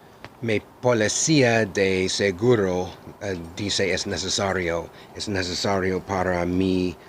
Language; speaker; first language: Spanish; non-native, learner; English